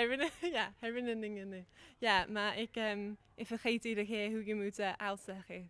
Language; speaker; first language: Dutch; non-native, learner; English